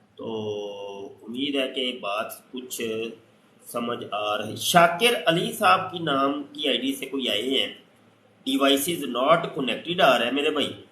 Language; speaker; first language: Urdu; non-native, local second language; Punjabi